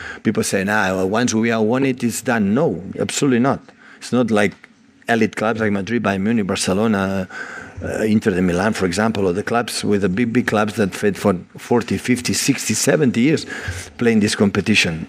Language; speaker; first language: English; non-native, fluent; Catalan